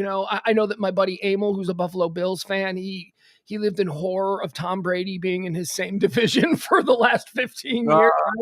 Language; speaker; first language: English; native; English